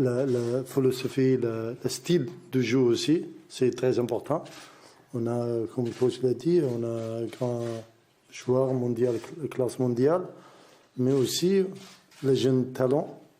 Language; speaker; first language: French; non-native, learner; Arabic